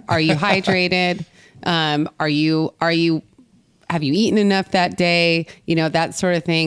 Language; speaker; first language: English; native; English